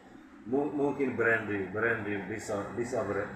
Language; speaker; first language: Indonesian; non-native, learner; French